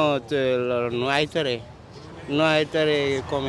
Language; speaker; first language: Italian; non-native, learner; Bangla